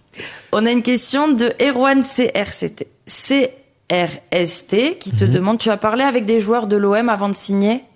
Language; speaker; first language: French; native; French